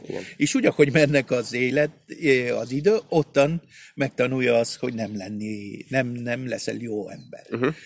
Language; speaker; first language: Hungarian; early bilingual, heritage; Spanish